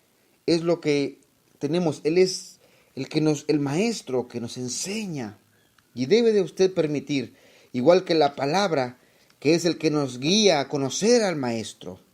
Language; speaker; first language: Spanish; native; Spanish